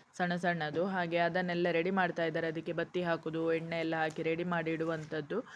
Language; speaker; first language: Kannada; native; Kannada